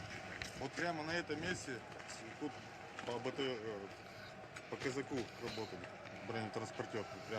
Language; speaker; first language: Russian; native; Russian